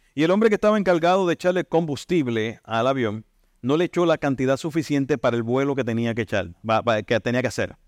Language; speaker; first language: Spanish; native; Spanish